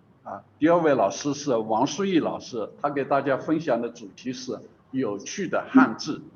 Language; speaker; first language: Chinese; native; Chinese